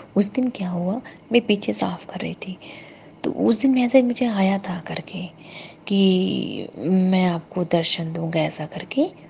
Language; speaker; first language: Hindi; native; Hindi